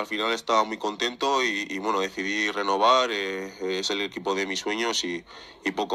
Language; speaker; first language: Spanish; early bilingual, other home language; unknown